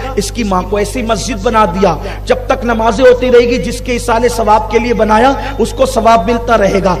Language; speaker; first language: Urdu; native; Urdu